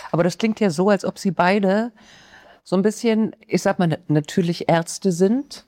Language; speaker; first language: German; native; German